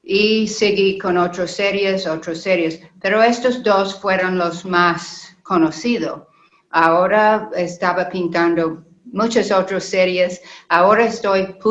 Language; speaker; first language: Spanish; non-native, learner; English